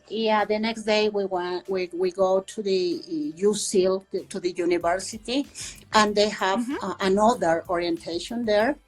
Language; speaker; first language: English; non-native, fluent; Spanish